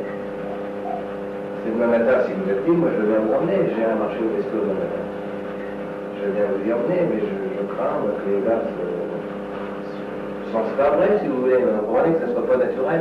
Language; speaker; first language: French; native; French